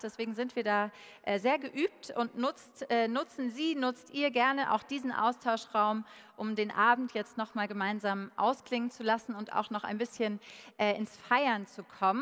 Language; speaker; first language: German; native; German